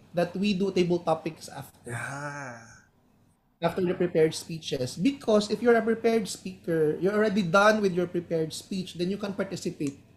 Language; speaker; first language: English; non-native, local second language; Hiligaynon